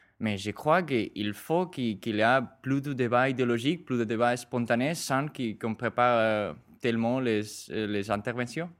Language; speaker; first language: French; non-native, fluent; Spanish